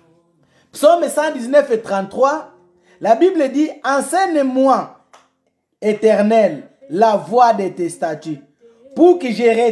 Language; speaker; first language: French; non-native, local second language; Lingala